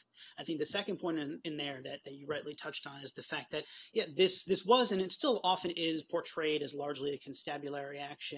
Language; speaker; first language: English; native; English